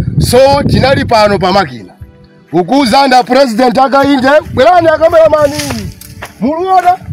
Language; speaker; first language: Nyanja; native; Nyanja